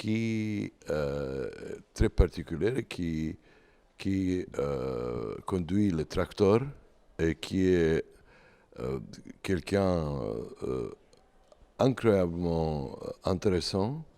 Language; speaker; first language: French; non-native, learner; Serbian